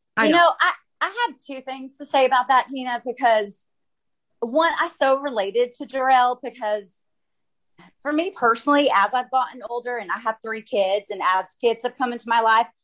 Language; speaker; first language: English; native; English